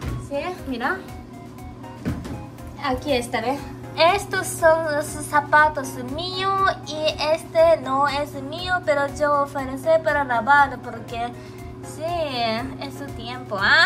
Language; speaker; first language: Spanish; non-native, learner; Japanese